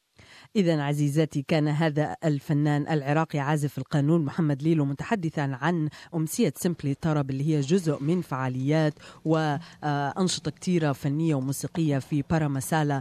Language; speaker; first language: Arabic; native; Arabic